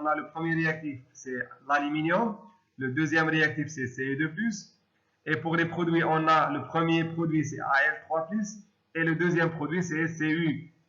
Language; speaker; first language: French; non-native, local second language; Arabic